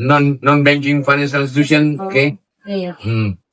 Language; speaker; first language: English; non-native, learner; Indonesian